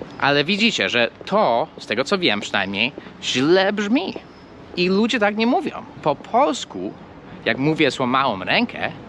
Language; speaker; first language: Polish; non-native, fluent; English